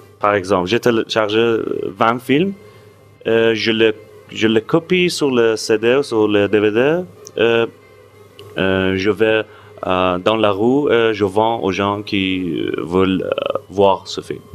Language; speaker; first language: French; non-native, fluent; Persian